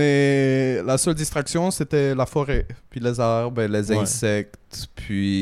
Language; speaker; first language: French; native; French